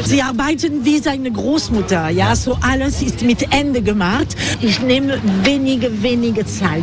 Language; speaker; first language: German; non-native, learner; French